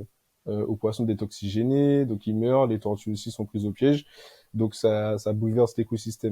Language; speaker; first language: French; native; French